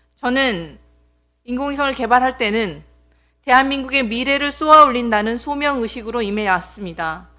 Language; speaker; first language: Korean; native; Korean